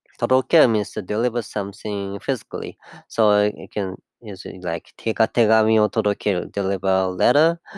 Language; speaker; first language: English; non-native, fluent; Japanese